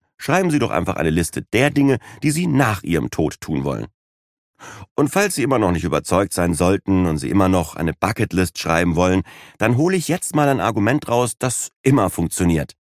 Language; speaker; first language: German; native; German